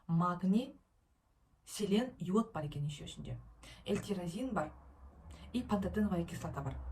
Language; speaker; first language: Russian; non-native, local second language; Kazakh